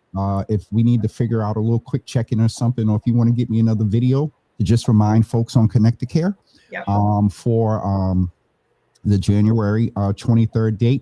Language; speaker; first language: English; native; English